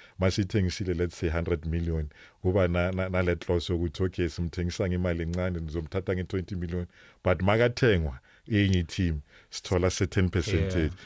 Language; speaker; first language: Zulu; non-native, local second language; Northern Sotho